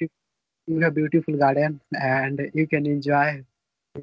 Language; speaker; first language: English; non-native, learner; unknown